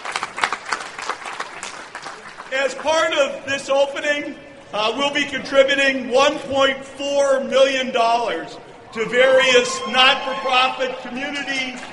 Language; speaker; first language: English; native; English